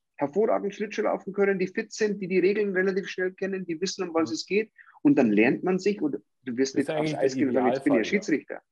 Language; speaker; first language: German; native; German